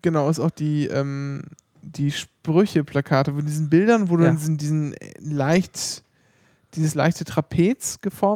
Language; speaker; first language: German; native; German